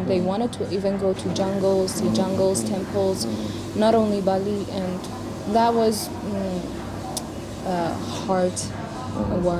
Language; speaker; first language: English; non-native, fluent; Persian